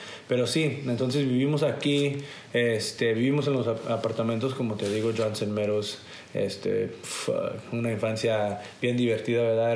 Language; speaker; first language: Spanish; early bilingual, heritage; Spanish